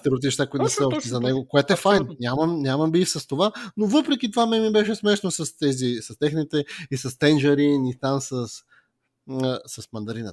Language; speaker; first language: Bulgarian; native; Bulgarian